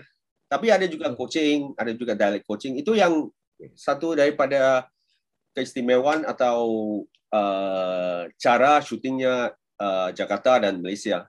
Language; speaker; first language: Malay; non-native, local second language; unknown